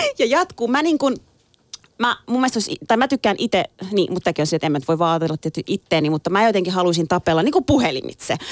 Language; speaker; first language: Finnish; early bilingual, other home language; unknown